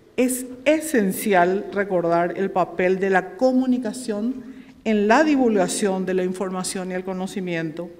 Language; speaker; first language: Spanish; native; Spanish